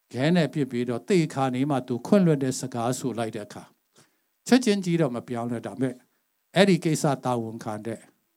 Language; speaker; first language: Burmese; non-native, local second language; Tedim Chin